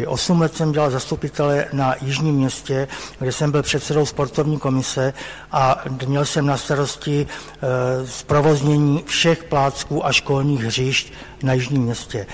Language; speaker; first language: Czech; native; Czech